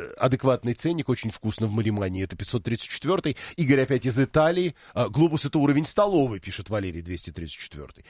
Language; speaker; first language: Russian; native; Russian